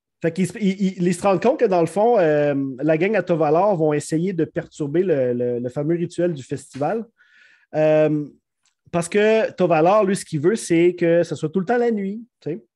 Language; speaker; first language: French; native; French